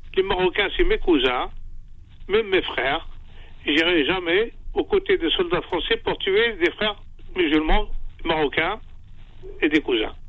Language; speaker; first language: French; non-native, local second language; Kabyle